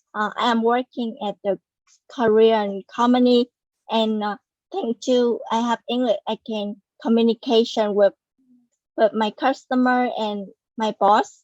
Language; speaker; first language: English; non-native, learner; Vietnamese